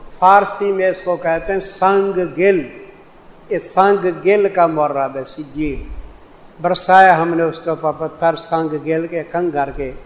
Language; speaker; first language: Urdu; non-native, local second language; Saraiki